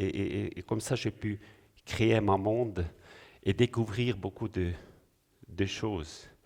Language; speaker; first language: French; non-native, local second language; German